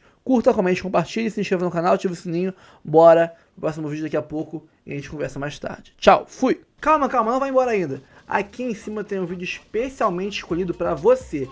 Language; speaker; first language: Portuguese; native; Portuguese